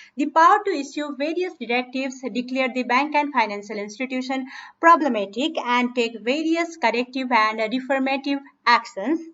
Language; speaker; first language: English; non-native, local second language; Nepali